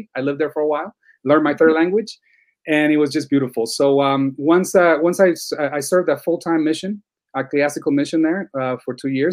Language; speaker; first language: English; non-native, fluent; Spanish